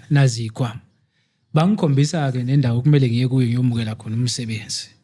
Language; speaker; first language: Zulu; native; Zulu